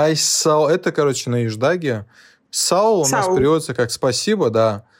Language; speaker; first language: Russian; non-native, local second language; Lezghian